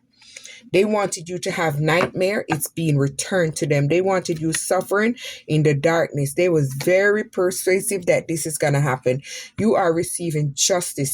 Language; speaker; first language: English; native; English